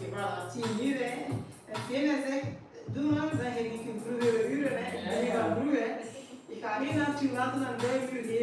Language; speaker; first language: Dutch; non-native, learner; English